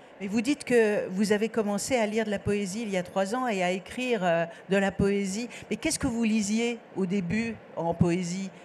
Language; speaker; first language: French; native; French